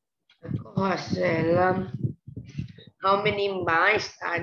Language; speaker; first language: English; non-native, learner; Vietnamese